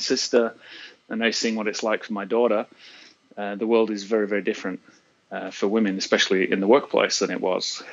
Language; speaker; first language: English; native; English